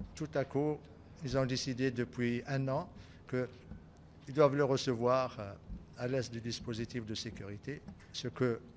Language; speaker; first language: French; non-native, local second language; Arabic